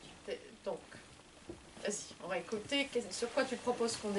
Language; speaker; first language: French; native; French